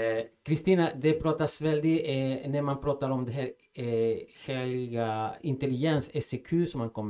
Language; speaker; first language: Swedish; non-native, fluent; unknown